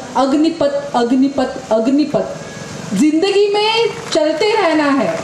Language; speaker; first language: Hindi; non-native, local second language; Marathi